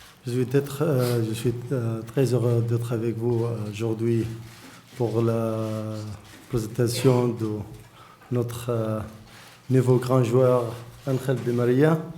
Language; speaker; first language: French; non-native, learner; Arabic